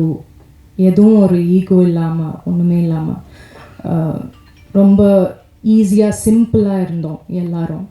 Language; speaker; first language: Tamil; non-native, local second language; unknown